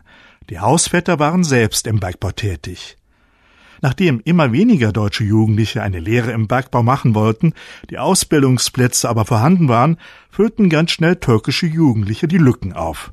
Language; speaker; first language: German; native; German